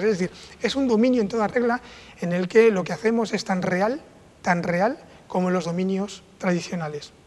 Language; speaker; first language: Spanish; native; Spanish